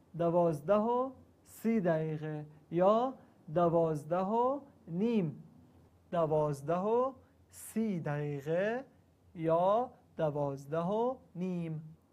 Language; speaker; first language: Persian; non-native, learner; Arabic